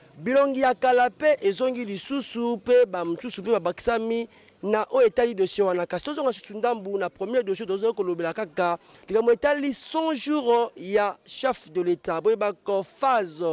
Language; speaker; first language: Lingala; native; Lingala